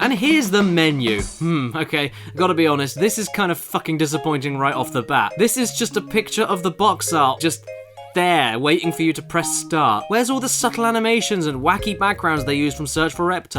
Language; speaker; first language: English; native; English